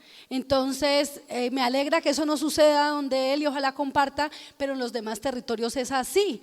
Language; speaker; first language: Spanish; native; Spanish